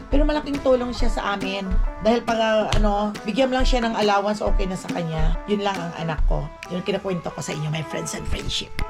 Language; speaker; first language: Filipino; non-native, local second language; Aklanon